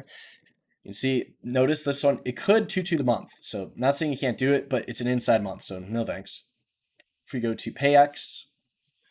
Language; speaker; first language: English; native; English